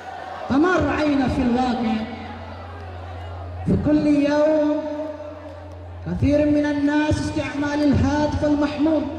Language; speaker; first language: Arabic; non-native, learner; Achinese